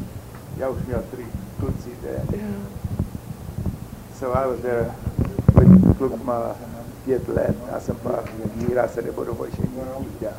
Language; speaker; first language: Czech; early bilingual, heritage; Czech